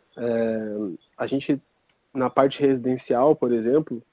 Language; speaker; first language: Portuguese; native; Portuguese